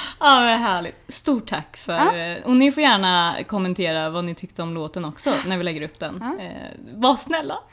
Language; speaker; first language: Swedish; native; Swedish